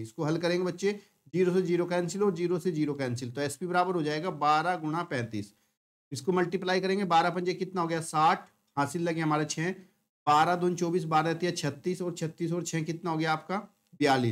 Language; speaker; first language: Hindi; native; Hindi